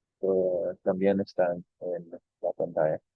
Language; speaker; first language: Spanish; non-native, fluent; English